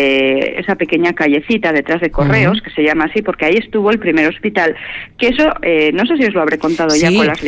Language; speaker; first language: Spanish; native; Spanish